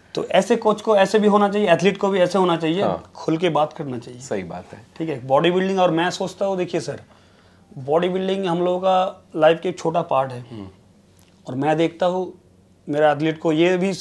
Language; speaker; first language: Hindi; non-native, local second language; Bangla